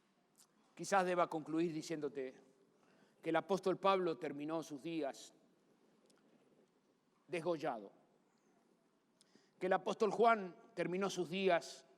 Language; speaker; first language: Spanish; native; Spanish